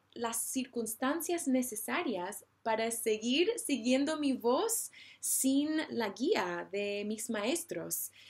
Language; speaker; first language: Spanish; non-native, fluent; English